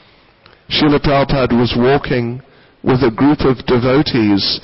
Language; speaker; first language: English; native; English